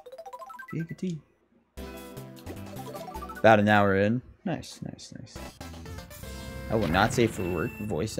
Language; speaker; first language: English; native; English